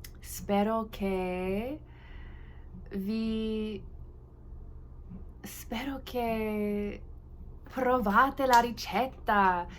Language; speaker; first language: Italian; non-native, learner; English